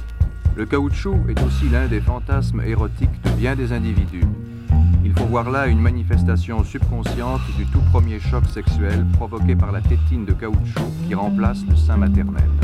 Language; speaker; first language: French; native; French